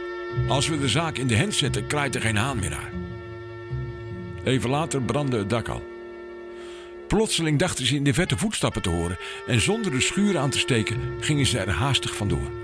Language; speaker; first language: Dutch; native; Dutch